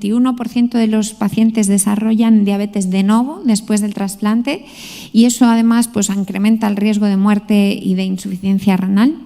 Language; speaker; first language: Spanish; native; Spanish